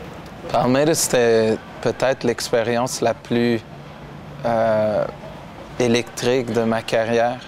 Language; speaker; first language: French; non-native, local second language; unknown